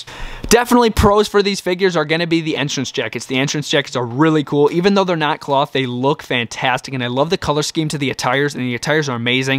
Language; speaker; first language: English; native; English